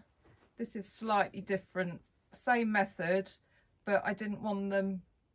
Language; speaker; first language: English; native; English